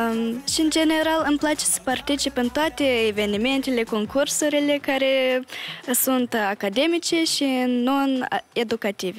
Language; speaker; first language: Romanian; early bilingual, heritage; Romanian